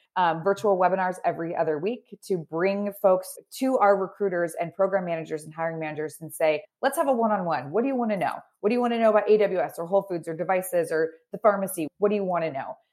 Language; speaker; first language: English; native; English